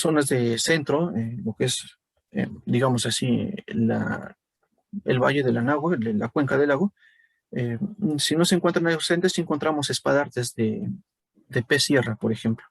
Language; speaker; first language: Spanish; native; Spanish